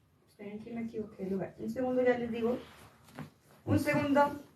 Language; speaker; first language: Spanish; native; Spanish